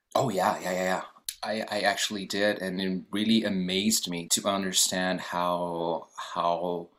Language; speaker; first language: English; non-native, fluent; Portuguese